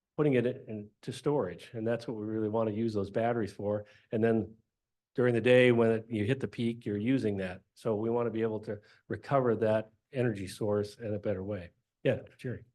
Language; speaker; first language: English; native; English